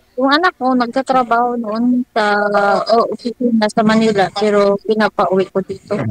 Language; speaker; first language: Filipino; non-native, local second language; Hiligaynon